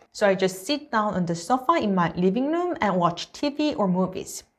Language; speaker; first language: English; non-native, fluent; Korean